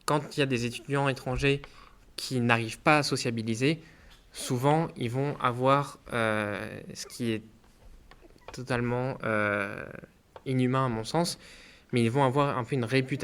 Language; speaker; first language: French; native; French